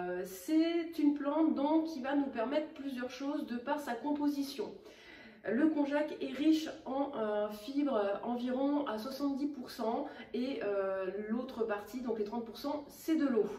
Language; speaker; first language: French; native; French